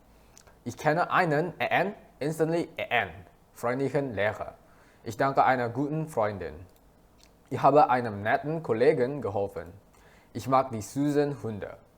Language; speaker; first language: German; non-native, fluent; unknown